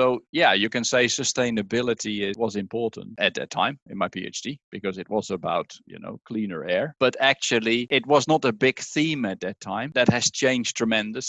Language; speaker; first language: English; non-native, fluent; Dutch